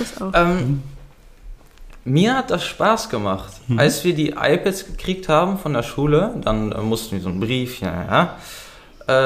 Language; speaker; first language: German; early bilingual, other home language; Dutch